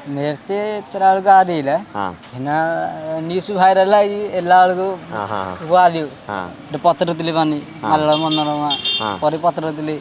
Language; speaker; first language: Malayalam; non-native, local second language; Odia